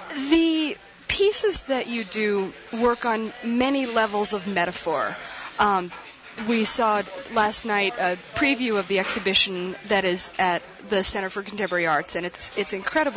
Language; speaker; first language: English; native; English